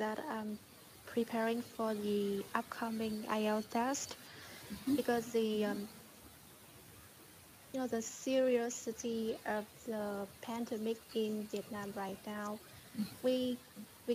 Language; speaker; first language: English; non-native, learner; Vietnamese